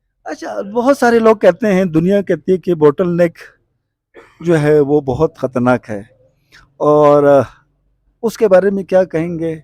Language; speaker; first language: Hindi; non-native, local second language; Balti